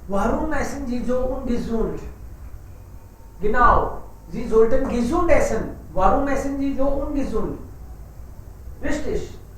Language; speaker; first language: German; non-native, fluent; Hindi